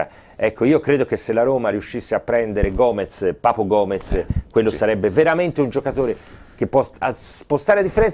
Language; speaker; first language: Italian; native; Italian